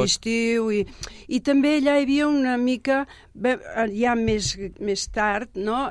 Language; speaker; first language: Catalan; native; Catalan